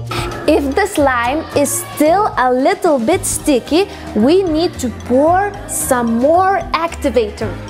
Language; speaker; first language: English; non-native, fluent; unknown